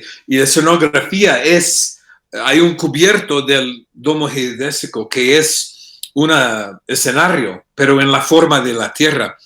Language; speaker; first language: Spanish; non-native, fluent; English